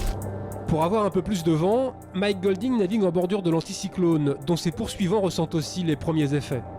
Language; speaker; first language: French; native; French